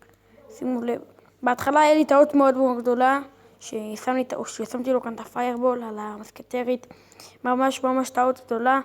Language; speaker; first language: Hebrew; native; Hebrew